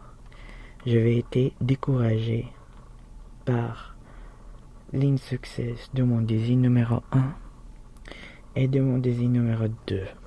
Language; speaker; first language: French; non-native, learner; Filipino